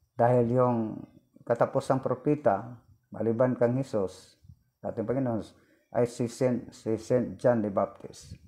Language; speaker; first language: Filipino; non-native, local second language; Cebuano